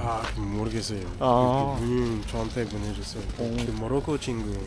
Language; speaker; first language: Korean; non-native, learner; French